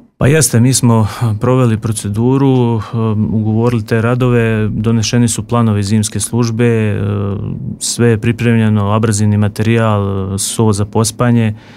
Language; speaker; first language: Croatian; native; Croatian